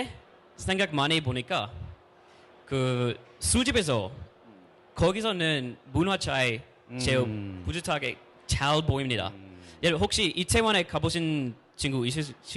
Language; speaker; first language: Korean; non-native, fluent; English